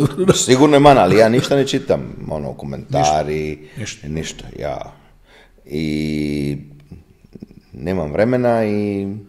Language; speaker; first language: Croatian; non-native, fluent; Italian